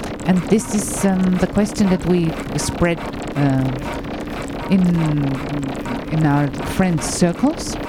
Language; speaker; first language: English; non-native, fluent; German